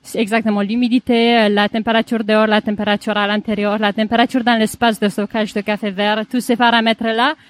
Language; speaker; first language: French; non-native, fluent; Romanian